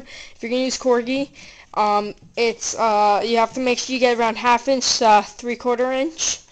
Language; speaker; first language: English; native; English